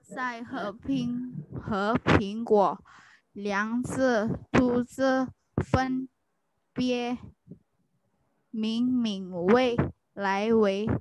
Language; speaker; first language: Chinese; non-native, learner; Indonesian